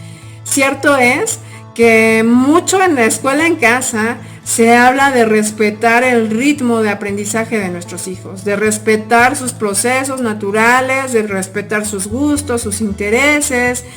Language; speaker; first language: Spanish; native; Spanish